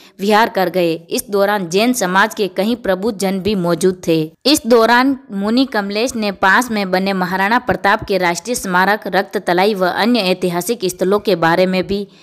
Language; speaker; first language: Hindi; native; Hindi